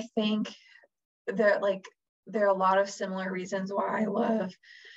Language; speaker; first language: English; native; English